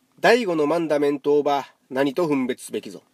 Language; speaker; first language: Japanese; native; Japanese